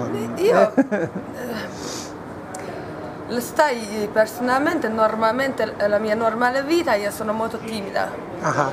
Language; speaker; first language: Italian; non-native, learner; Hungarian